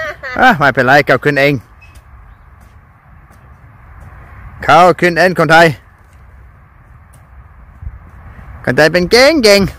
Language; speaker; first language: Thai; non-native, learner; Greek